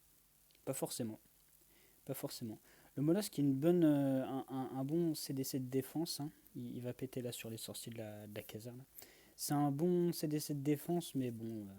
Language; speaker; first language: French; native; French